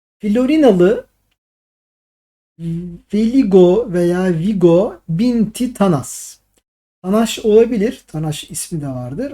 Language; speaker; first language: Turkish; native; Turkish